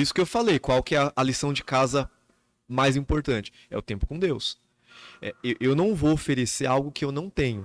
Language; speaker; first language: Portuguese; native; Portuguese